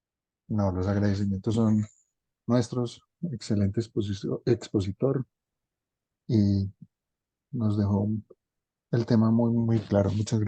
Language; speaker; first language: Spanish; native; Spanish